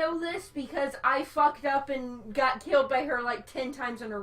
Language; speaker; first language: English; native; English